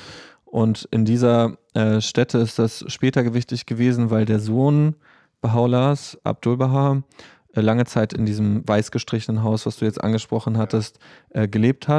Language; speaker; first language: German; native; German